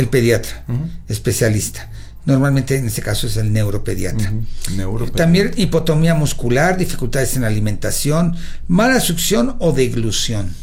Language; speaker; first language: Spanish; native; Spanish